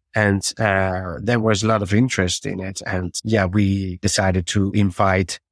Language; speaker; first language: English; non-native, fluent; Dutch